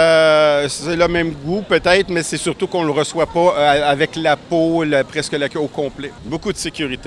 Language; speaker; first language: French; native; French